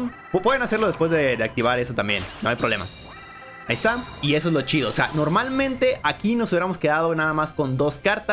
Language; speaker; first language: Spanish; native; Spanish